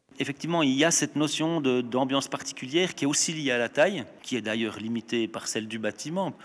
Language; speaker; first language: French; native; French